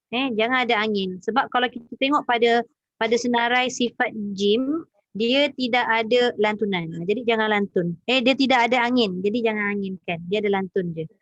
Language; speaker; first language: Malay; native; Malay